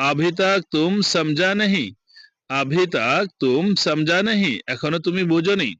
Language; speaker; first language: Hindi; non-native, fluent; Bangla